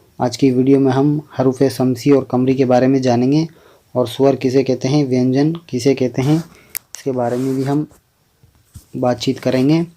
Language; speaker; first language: Hindi; native; Hindi